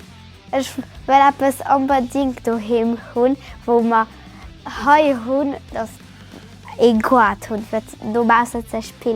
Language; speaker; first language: German; non-native, local second language; Luxembourgish